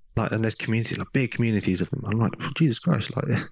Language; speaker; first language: English; native; English